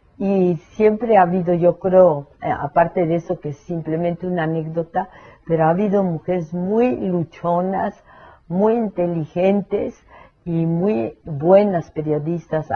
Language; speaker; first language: Spanish; early bilingual, other home language; French